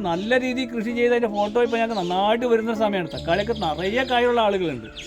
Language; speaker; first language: Malayalam; native; Malayalam